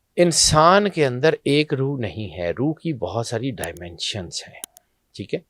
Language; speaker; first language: Urdu; non-native, local second language; Punjabi